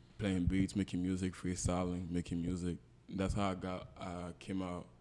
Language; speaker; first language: English; non-native, local second language; French